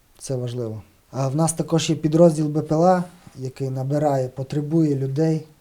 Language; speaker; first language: Ukrainian; native; Ukrainian